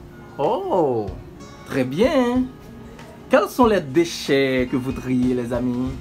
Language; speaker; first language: French; non-native, local second language; Haitian Creole